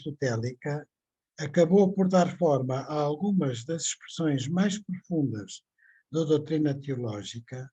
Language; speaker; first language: Portuguese; native; Portuguese